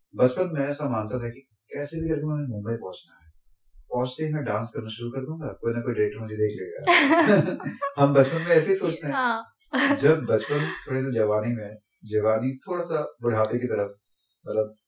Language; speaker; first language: Hindi; non-native, local second language; Assamese